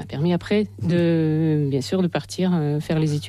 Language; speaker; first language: French; non-native, fluent; Russian